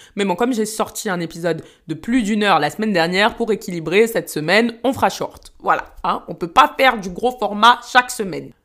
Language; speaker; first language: French; early bilingual, other home language; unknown